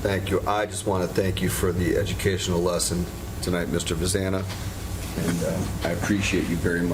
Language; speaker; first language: English; native; English